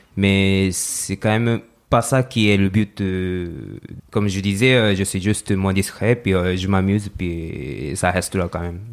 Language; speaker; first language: French; non-native, fluent; Japanese